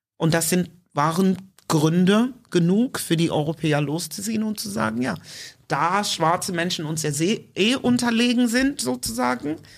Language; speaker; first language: German; early bilingual, other home language; English